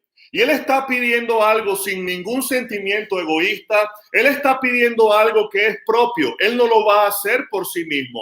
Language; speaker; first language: Spanish; native; Spanish